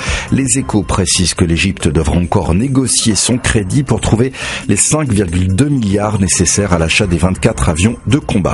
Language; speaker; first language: French; native; French